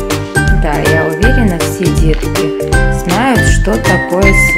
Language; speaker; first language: Russian; native; Russian